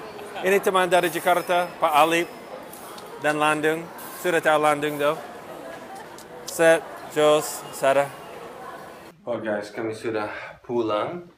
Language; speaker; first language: Indonesian; non-native, fluent; English